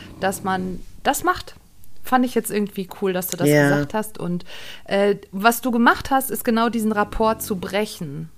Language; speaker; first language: German; native; German